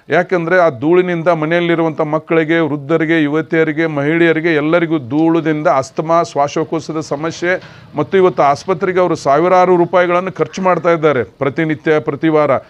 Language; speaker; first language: Kannada; native; Kannada